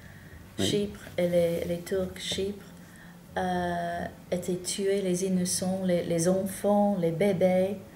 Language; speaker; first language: French; non-native, fluent; English